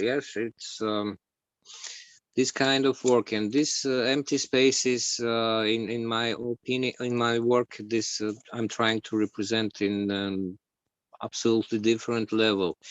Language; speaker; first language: English; non-native, learner; Georgian